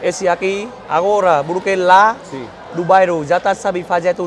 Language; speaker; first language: Portuguese; non-native, learner; Vietnamese